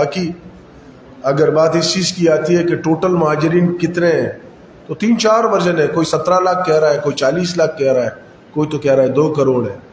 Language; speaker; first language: Urdu; non-native, local second language; Pashto